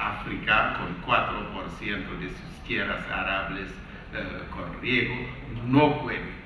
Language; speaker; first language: Spanish; non-native, fluent; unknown